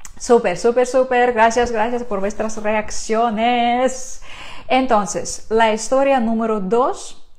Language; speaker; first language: Spanish; non-native, fluent; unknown